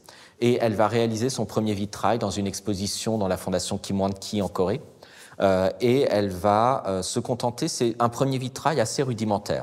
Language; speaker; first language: French; native; French